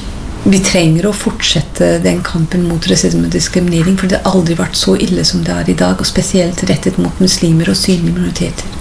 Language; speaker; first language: Norwegian; non-native, fluent; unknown